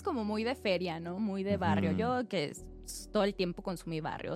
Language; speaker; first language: Spanish; native; Spanish